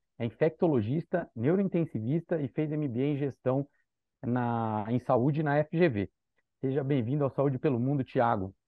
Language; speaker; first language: Portuguese; native; Portuguese